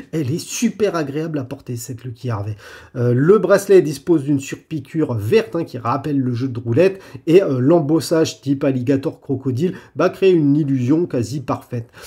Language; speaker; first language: French; native; French